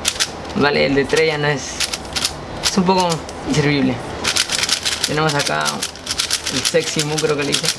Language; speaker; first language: Spanish; native; Spanish